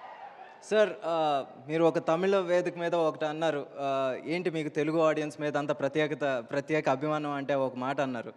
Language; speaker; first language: Telugu; native; Telugu